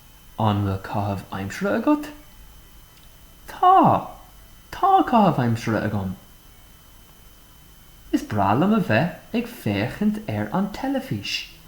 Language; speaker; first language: Irish; non-native, local second language; English